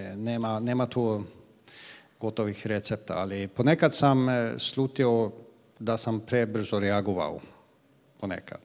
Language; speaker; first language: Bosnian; non-native, fluent; Swedish